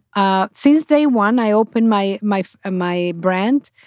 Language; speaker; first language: English; non-native, fluent; Spanish